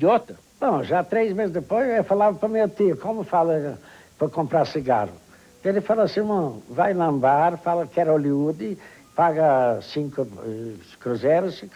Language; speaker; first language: Portuguese; non-native, fluent; Polish